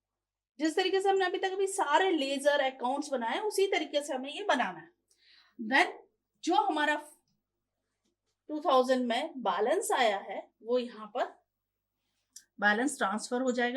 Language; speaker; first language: Hindi; native; Hindi